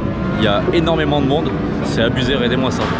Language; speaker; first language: French; native; French